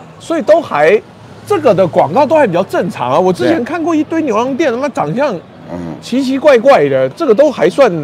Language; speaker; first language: Chinese; native; Chinese